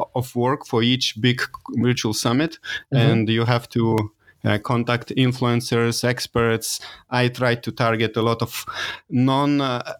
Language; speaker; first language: English; non-native, fluent; Lithuanian